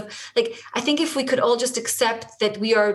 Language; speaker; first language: English; non-native, fluent; Hebrew